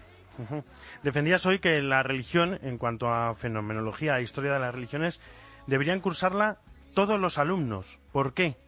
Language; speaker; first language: Spanish; native; Spanish